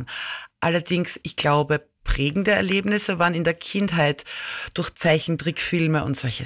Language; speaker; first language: German; native; German